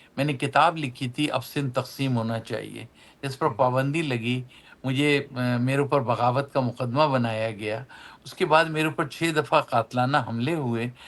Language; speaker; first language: Urdu; native; Urdu